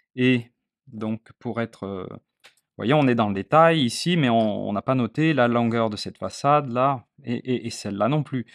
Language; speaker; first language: French; native; French